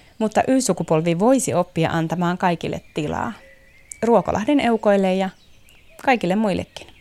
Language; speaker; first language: Finnish; native; Finnish